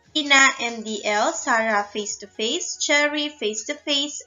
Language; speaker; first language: English; non-native, local second language; Filipino